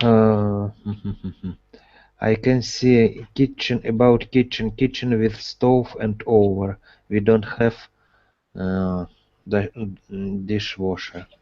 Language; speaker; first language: English; non-native, learner; Russian